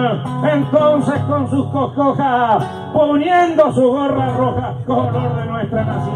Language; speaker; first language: Spanish; native; Spanish